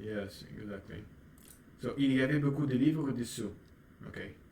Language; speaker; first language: French; non-native, learner; Russian